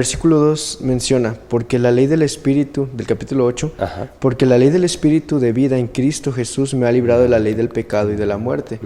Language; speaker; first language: Spanish; native; Spanish